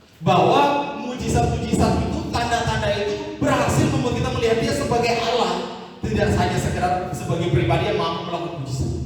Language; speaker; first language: Indonesian; native; Indonesian